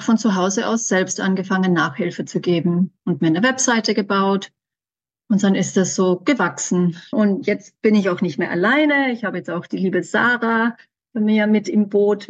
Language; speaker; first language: German; native; German